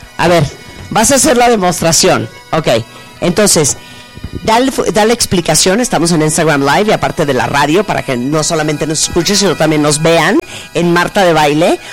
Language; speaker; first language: Spanish; native; Spanish